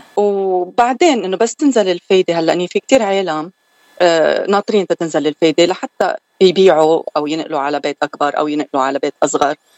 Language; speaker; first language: Arabic; native; Arabic